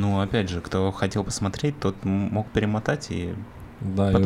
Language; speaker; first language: Russian; native; Russian